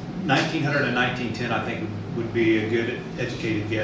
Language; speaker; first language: English; native; English